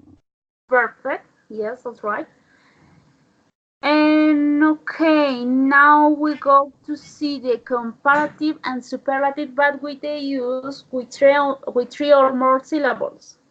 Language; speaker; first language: English; non-native, learner; Spanish